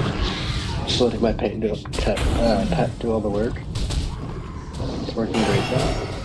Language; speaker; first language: English; native; English